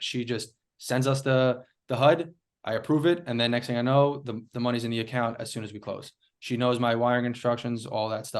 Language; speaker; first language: English; native; English